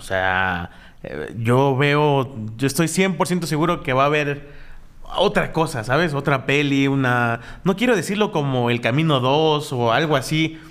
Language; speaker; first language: Spanish; native; Spanish